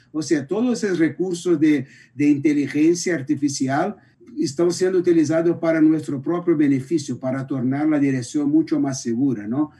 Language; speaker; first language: Spanish; non-native, fluent; Portuguese